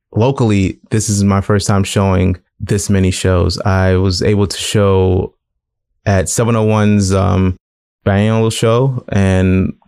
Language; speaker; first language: English; native; English